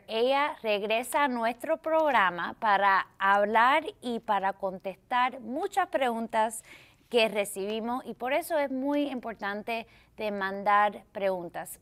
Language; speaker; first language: Spanish; early bilingual, heritage; Spanish